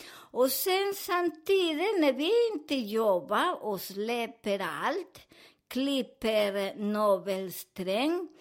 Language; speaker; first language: Swedish; non-native, fluent; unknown